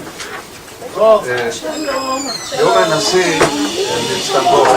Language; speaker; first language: Spanish; early bilingual, heritage; Ladino